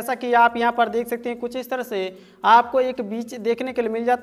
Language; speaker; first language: Hindi; native; Hindi